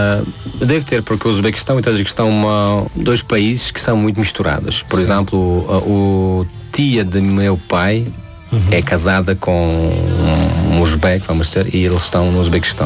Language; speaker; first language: Portuguese; non-native, learner; Tajik